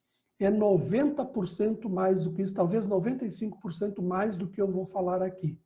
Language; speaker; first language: Portuguese; native; Portuguese